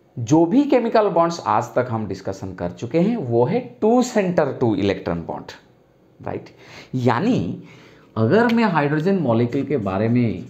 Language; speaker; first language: Hindi; non-native, local second language; Bangla